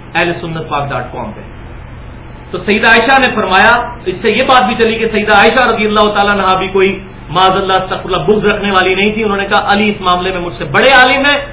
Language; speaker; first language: Urdu; non-native, local second language; Punjabi